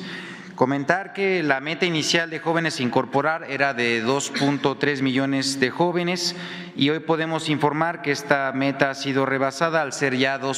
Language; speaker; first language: Spanish; native; Spanish